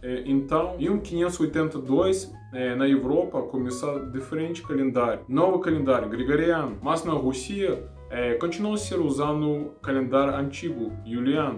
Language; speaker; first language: Portuguese; non-native, learner; Russian